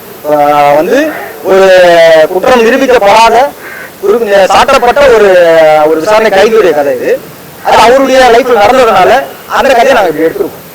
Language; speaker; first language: Tamil; native; Tamil